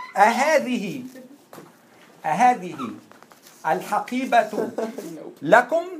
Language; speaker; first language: Arabic; non-native, fluent; English